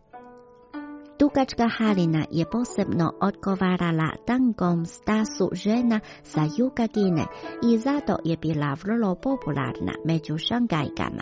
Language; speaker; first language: Croatian; non-native, fluent; Chinese